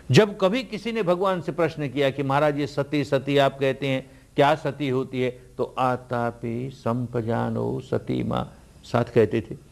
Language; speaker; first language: Hindi; early bilingual, heritage; Hindi